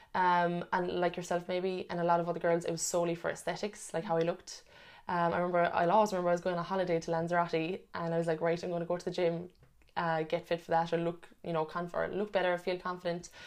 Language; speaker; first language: English; native; English